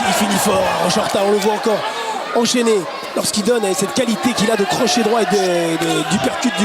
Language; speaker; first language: French; native; French